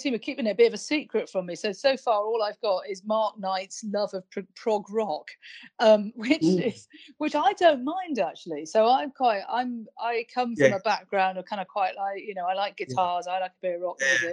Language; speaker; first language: English; native; English